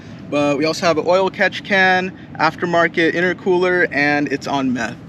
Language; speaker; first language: English; native; English